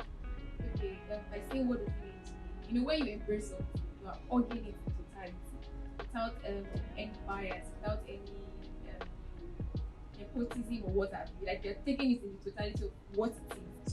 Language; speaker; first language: English; non-native, local second language; Yoruba